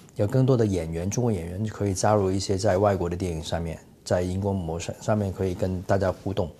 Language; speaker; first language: Chinese; non-native, fluent; Cantonese